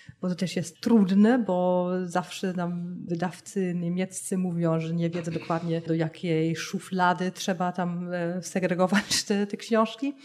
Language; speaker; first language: Polish; non-native, fluent; German